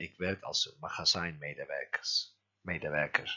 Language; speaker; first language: Dutch; non-native, learner; Turkish